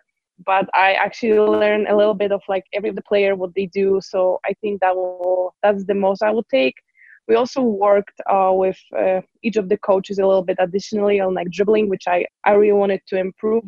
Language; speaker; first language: English; non-native, fluent; Polish